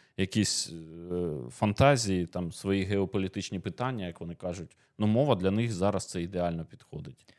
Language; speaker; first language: Ukrainian; native; Ukrainian